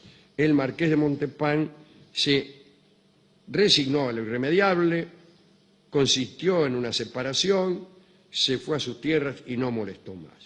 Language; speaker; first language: Spanish; native; Spanish